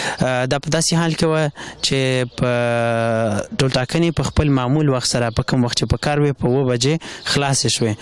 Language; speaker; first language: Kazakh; non-native, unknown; Pashto